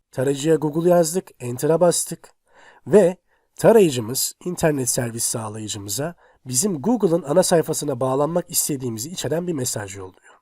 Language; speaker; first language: Turkish; native; Turkish